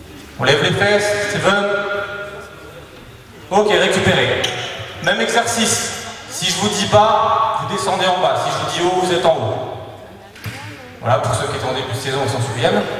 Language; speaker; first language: French; native; French